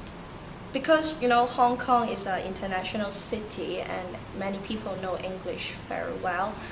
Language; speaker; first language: English; early bilingual, other home language; Turkish